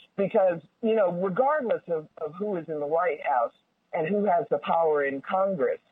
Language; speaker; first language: English; native; English